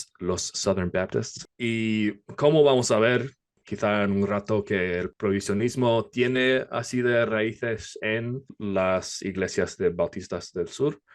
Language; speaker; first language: Spanish; non-native, fluent; English